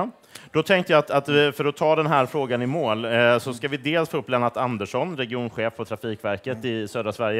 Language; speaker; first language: Swedish; native; Swedish